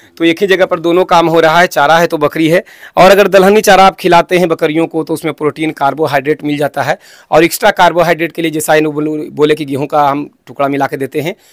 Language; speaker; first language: Hindi; native; Hindi